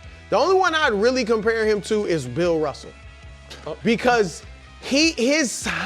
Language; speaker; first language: English; native; English